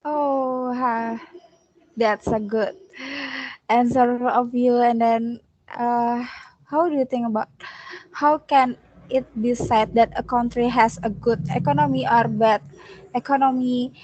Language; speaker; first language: English; non-native, learner; Indonesian